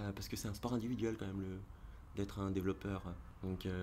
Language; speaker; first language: French; native; French